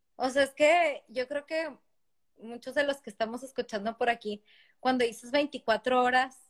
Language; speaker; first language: Spanish; native; Spanish